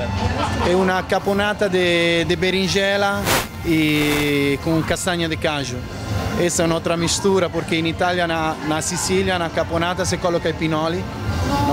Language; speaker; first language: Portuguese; non-native, learner; Italian